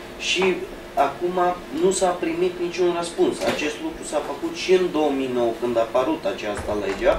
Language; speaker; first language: Romanian; early bilingual, heritage; Romanian